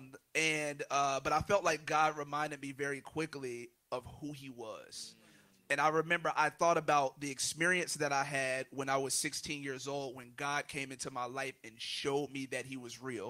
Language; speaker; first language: English; native; English